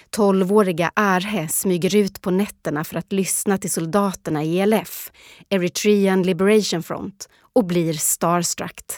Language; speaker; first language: Swedish; native; Swedish